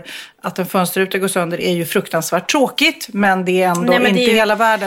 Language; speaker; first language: Swedish; native; Swedish